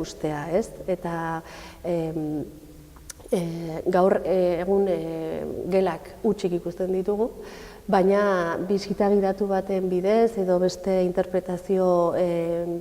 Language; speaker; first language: Basque; non-native, local second language; Spanish